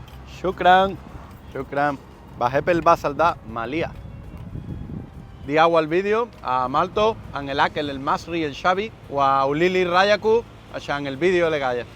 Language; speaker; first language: Arabic; non-native, learner; Spanish